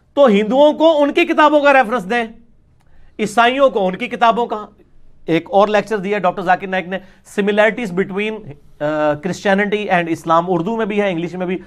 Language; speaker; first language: Urdu; non-native, local second language; Punjabi